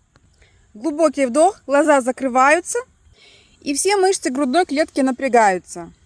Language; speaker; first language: Russian; native; Russian